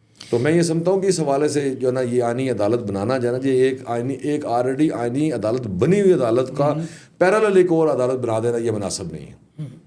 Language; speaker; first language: Urdu; non-native, local second language; Punjabi